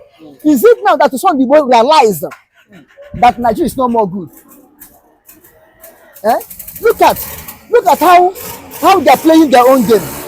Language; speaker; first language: English; non-native, local second language; Igbo